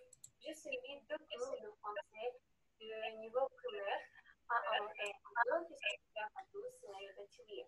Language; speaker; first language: French; non-native, learner; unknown